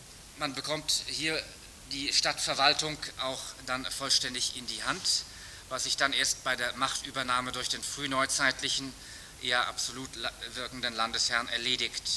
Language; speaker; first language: German; native; German